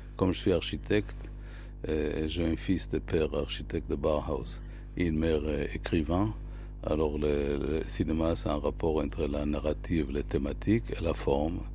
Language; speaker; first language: French; non-native, fluent; Hebrew